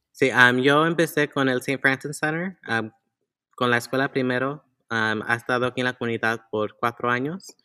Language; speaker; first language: Spanish; early bilingual, heritage; Spanish